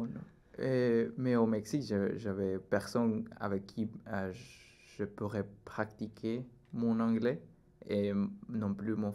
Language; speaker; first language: French; non-native, learner; Spanish